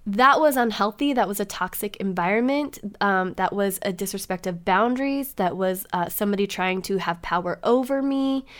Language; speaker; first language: English; native; English